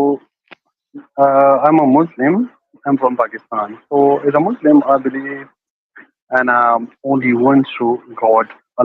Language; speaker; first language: English; non-native, learner; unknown